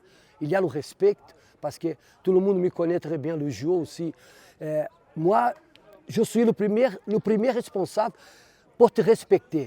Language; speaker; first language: French; non-native, fluent; Portuguese